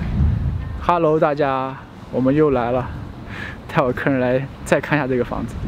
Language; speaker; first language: Chinese; native; Chinese